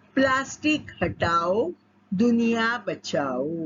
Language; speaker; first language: Hindi; non-native, local second language; Marathi